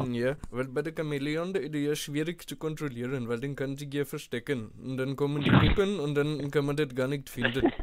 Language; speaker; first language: German; non-native, fluent; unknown